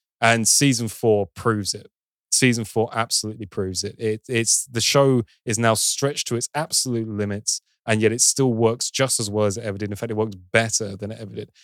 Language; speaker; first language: English; native; English